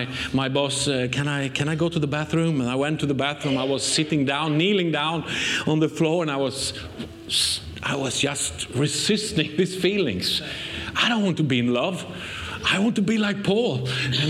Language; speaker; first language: English; non-native, fluent; Swedish